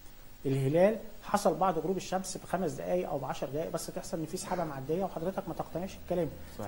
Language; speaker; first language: Arabic; native; Arabic